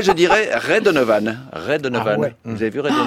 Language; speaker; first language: French; native; French